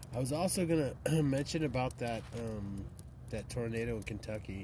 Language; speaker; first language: English; native; English